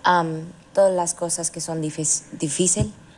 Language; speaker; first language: Spanish; non-native, learner; English